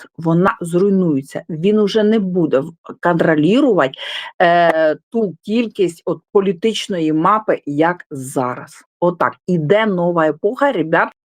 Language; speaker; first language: Ukrainian; non-native, local second language; Russian